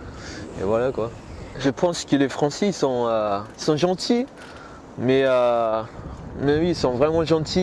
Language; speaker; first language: French; non-native, learner; English